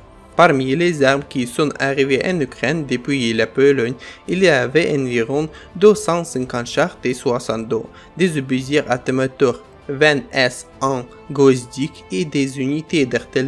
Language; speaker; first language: French; non-native, fluent; Ukrainian